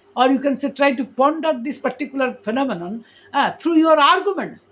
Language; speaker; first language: English; non-native, local second language; Bangla